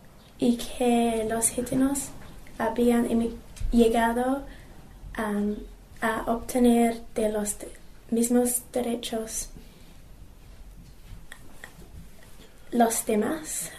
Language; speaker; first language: Spanish; non-native, learner; English